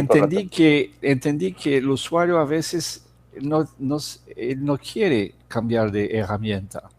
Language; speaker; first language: Spanish; non-native, fluent; Portuguese